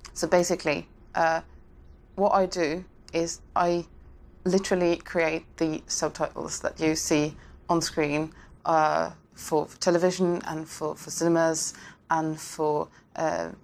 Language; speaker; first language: English; non-native, fluent; Norwegian